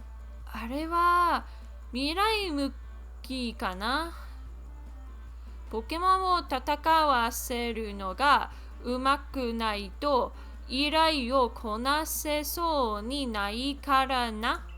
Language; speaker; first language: Japanese; non-native, learner; English